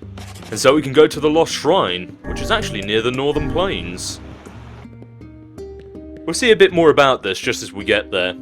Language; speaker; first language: English; native; English